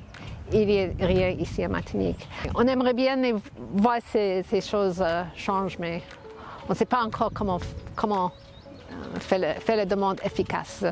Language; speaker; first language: French; non-native, fluent; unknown